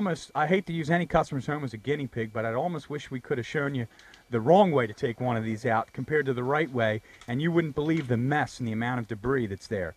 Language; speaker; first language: English; native; English